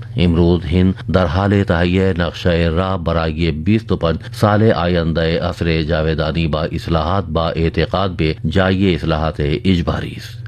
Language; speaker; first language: Persian; non-native, fluent; Urdu